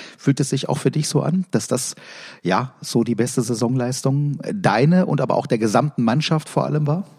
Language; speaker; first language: German; native; German